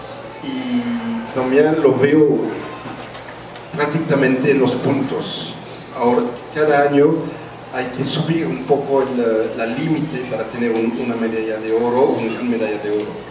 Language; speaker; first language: Spanish; non-native, fluent; French